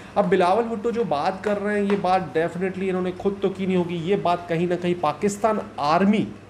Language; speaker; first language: Hindi; native; Hindi